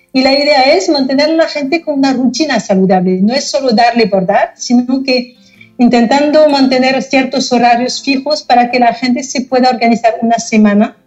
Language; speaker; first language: Spanish; non-native, fluent; French